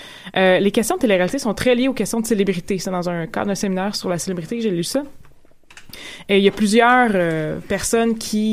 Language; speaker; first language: French; native; French